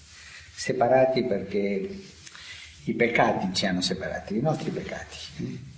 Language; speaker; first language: Italian; non-native, fluent; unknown